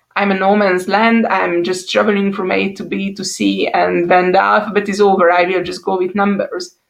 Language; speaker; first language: English; non-native, fluent; Hungarian